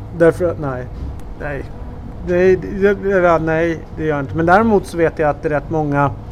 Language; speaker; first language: Swedish; native; Swedish